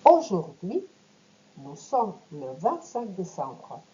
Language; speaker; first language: French; non-native, fluent; Ukrainian